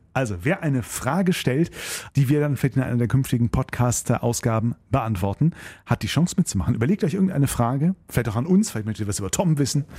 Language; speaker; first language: German; native; German